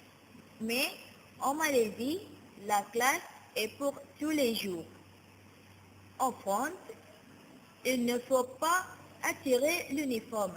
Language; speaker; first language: French; non-native, learner; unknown